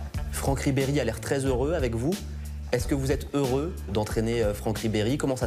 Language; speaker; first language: French; native; French